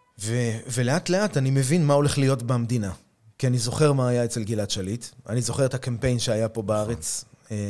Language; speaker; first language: Hebrew; native; Hebrew